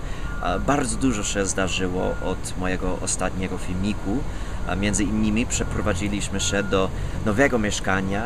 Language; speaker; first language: Polish; non-native, fluent; English